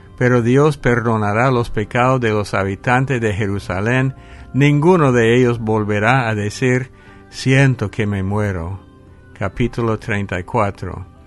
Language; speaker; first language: Spanish; non-native, fluent; English